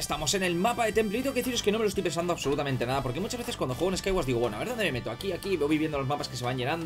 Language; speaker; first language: Spanish; native; Spanish